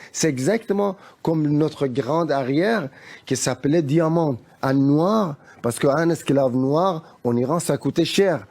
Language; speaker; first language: French; non-native, fluent; Persian